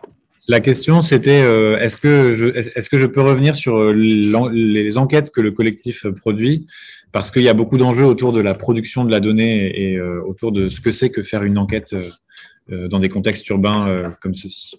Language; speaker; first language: French; native; French